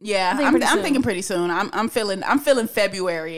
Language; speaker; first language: English; native; English